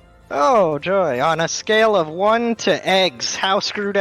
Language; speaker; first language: English; native; English